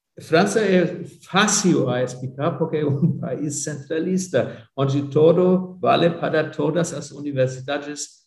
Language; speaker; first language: Portuguese; non-native, fluent; German